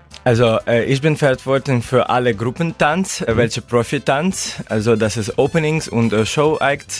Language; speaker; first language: German; non-native, learner; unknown